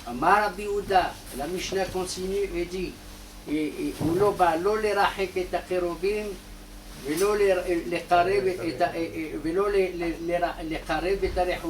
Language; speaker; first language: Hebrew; non-native, fluent; French